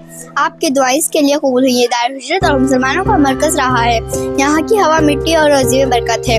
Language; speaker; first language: Urdu; native; Urdu